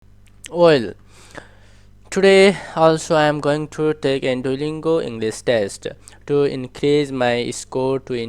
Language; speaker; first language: English; non-native, learner; Nepali